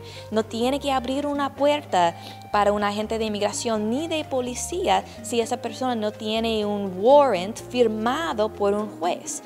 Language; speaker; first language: Spanish; non-native, fluent; English